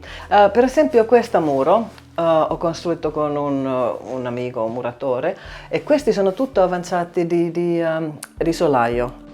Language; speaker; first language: Italian; non-native, learner; Finnish